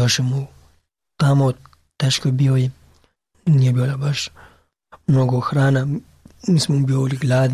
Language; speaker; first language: Serbian; non-native, learner; Pashto